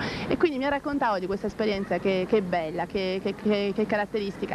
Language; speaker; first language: Italian; native; Italian